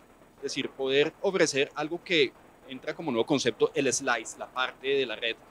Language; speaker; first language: Spanish; native; Spanish